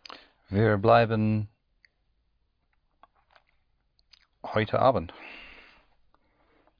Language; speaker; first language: German; non-native, learner; English